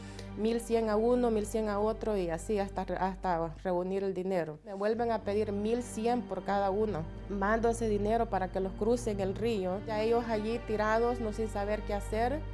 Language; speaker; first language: Spanish; native; Spanish